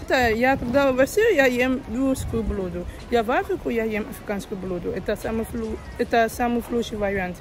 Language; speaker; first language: Russian; non-native, learner; English